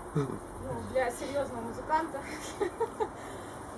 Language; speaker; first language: Russian; native; Russian